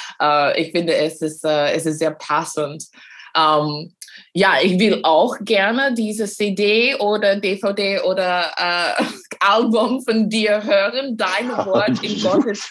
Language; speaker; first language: German; non-native, fluent; English